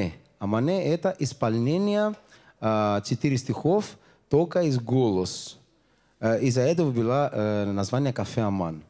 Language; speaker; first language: Russian; non-native, learner; Greek